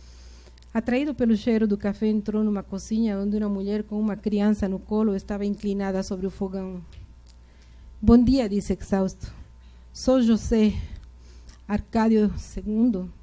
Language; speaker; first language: Portuguese; non-native, fluent; Spanish